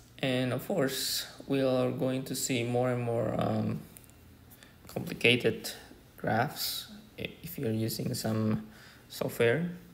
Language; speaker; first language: English; non-native, fluent; Indonesian